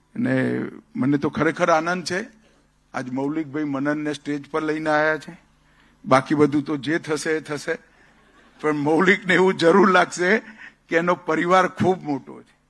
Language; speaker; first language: Gujarati; native; Gujarati